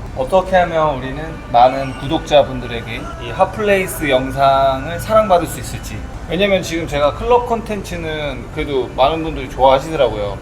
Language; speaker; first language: Korean; native; Korean